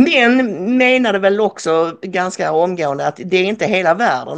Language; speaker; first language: Swedish; native; Swedish